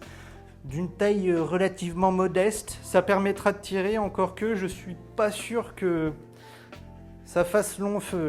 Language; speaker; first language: French; native; French